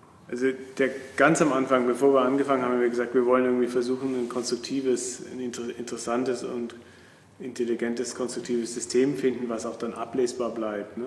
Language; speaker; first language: German; native; German